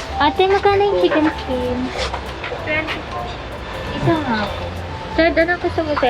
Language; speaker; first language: Korean; non-native, learner; Filipino